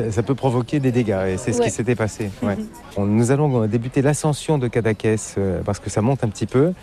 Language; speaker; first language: French; native; French